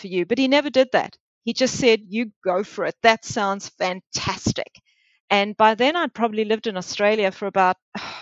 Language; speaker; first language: English; native; English